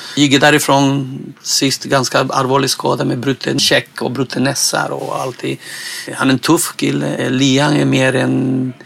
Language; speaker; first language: Swedish; non-native, fluent; Spanish